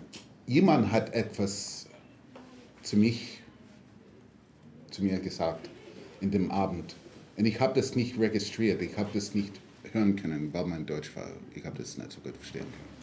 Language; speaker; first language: German; non-native, fluent; English